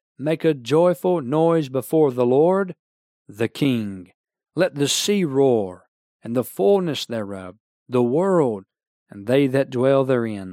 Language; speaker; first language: English; native; English